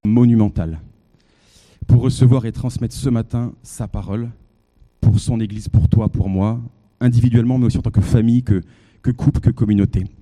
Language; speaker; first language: French; native; French